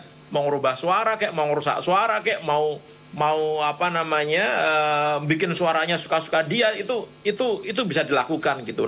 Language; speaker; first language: Indonesian; native; Indonesian